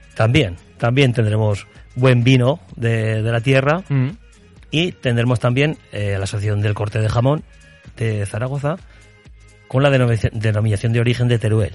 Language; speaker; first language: Spanish; native; Spanish